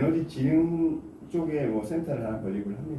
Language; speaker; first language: Korean; native; Korean